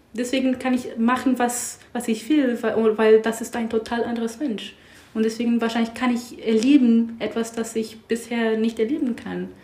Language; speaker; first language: German; non-native, learner; English